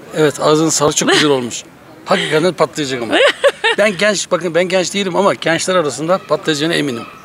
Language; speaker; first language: Turkish; native; Turkish